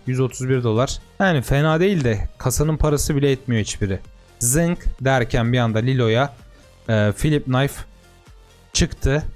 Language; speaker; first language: Turkish; native; Turkish